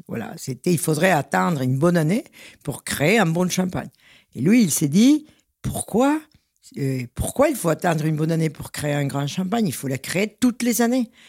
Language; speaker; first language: French; non-native, fluent; Spanish